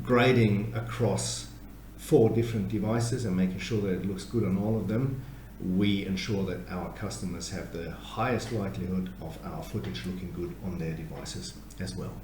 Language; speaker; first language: English; native; English